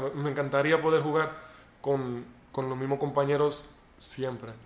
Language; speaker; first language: Spanish; early bilingual, heritage; Spanish